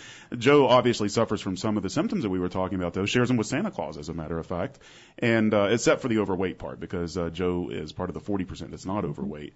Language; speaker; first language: English; native; English